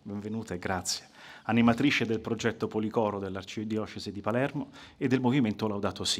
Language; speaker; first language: Italian; native; Italian